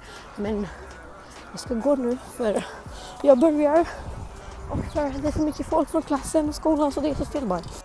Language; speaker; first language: Swedish; native; Swedish